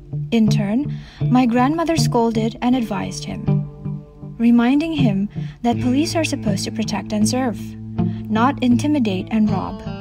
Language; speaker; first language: English; non-native, fluent; Indonesian